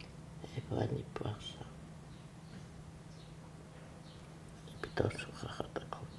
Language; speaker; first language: Hebrew; non-native, fluent; German